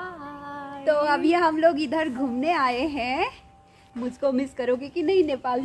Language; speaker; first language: Hindi; non-native, local second language; Assamese